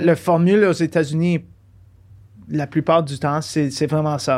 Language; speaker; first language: French; early bilingual, heritage; French